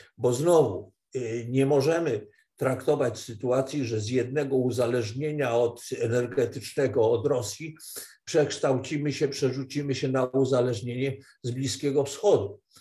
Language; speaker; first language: Polish; native; Polish